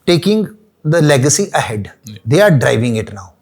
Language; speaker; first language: English; non-native, local second language; Punjabi